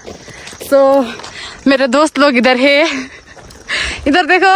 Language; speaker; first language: Nepali; native; Nepali